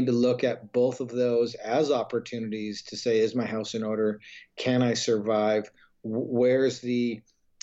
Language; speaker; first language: English; native; English